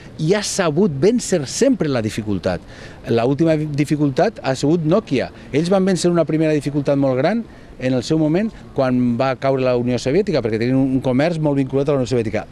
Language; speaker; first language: Catalan; native; Catalan